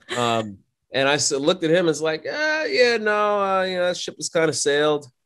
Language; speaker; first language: English; native; English